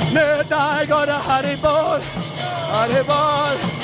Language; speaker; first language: English; non-native, fluent; Czech